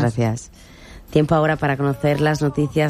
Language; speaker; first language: Spanish; native; Spanish